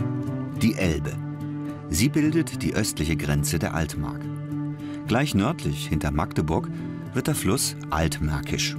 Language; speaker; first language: German; native; German